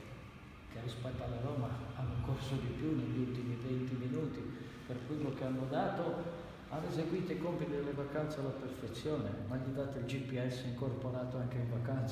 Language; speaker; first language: Italian; native; Italian